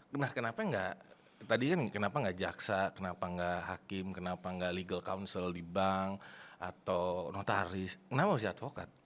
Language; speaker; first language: Indonesian; native; Indonesian